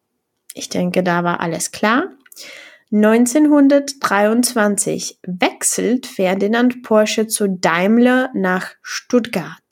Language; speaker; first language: German; non-native, fluent; Czech